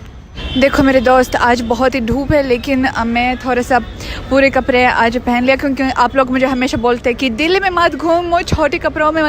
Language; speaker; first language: Hindi; non-native, fluent; Russian